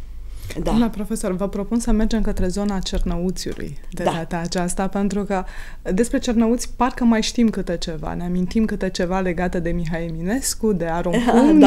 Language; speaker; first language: Romanian; native; Romanian